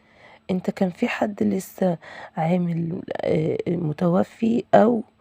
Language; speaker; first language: Arabic; native; Arabic